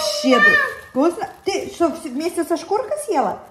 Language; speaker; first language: Russian; native; Russian